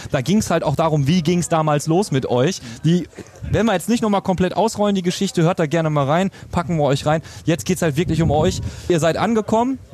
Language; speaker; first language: German; native; German